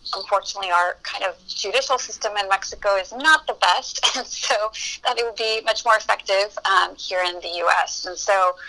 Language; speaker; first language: English; early bilingual, other home language; Spanish